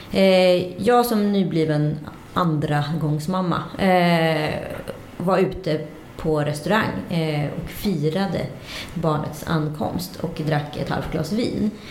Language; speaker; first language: Swedish; native; Swedish